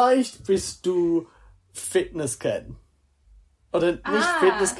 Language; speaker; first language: German; non-native, learner; English